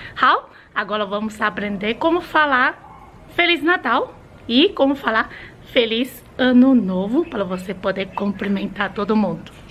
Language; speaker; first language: Portuguese; non-native, fluent; Chinese